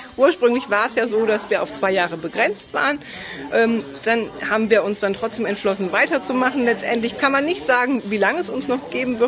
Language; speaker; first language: German; native; German